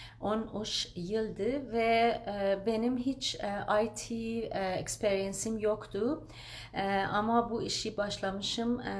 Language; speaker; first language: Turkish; non-native, learner; Persian